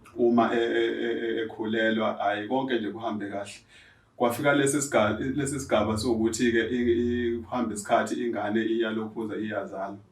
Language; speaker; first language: Zulu; native; Zulu